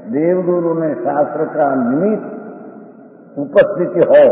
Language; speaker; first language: Hindi; non-native, local second language; Gujarati